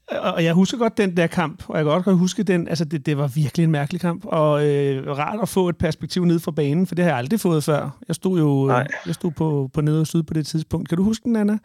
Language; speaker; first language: Danish; native; Danish